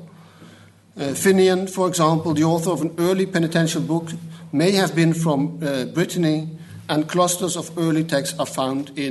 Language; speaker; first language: English; non-native, fluent; Dutch